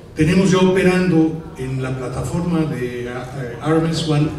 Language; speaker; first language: Spanish; native; Spanish